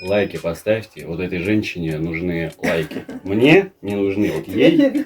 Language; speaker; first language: Russian; native; Russian